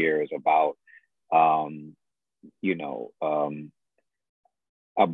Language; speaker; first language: English; native; English